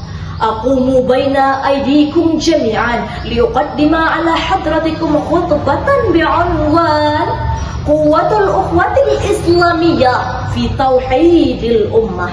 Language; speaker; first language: Arabic; non-native, learner; Indonesian